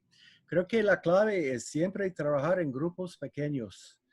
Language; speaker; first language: Spanish; non-native, fluent; English